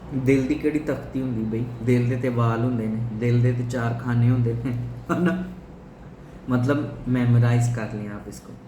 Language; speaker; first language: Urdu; non-native, local second language; Punjabi